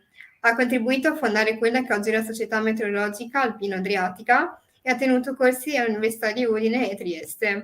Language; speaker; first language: Italian; native; Italian